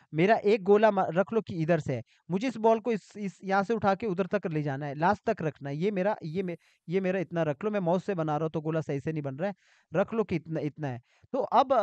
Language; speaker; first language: Hindi; native; Hindi